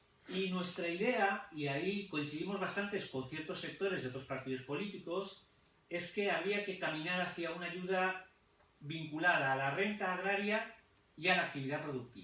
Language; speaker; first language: Spanish; native; Spanish